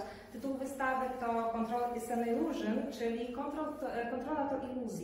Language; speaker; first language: Polish; native; Polish